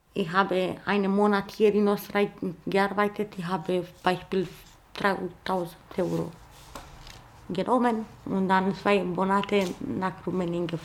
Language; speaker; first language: German; non-native, learner; Romanian